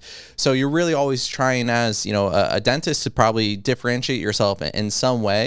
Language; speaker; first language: English; native; English